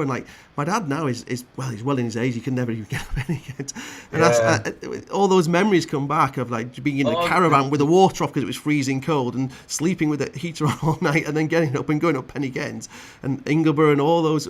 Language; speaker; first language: English; native; English